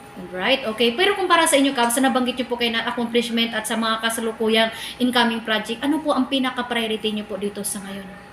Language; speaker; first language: Filipino; native; Filipino